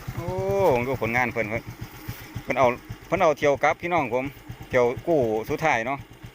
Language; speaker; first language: Thai; native; Thai